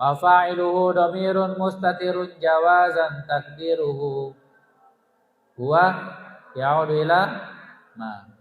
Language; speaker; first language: Arabic; non-native, fluent; Indonesian